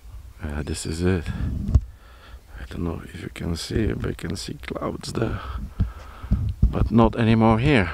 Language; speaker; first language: English; non-native, fluent; Polish